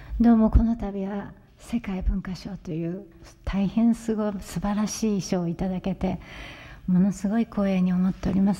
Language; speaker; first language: Japanese; native; Japanese